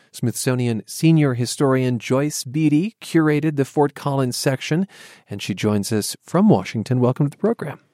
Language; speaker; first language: English; native; English